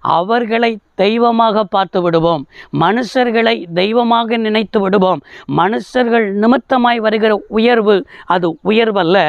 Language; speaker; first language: Tamil; native; Tamil